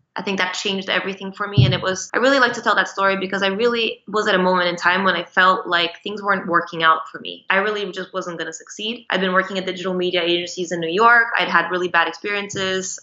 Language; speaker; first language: English; non-native, fluent; Portuguese